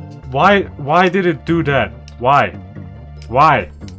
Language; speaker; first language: English; non-native, fluent; Swiss German